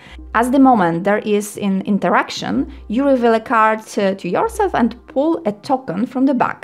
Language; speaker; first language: English; non-native, fluent; Polish